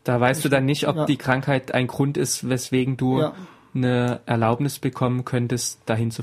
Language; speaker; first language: German; native; German